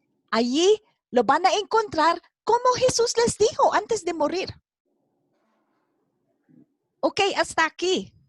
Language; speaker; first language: Spanish; non-native, fluent; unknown